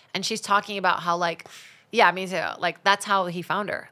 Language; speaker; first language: English; non-native, fluent; Portuguese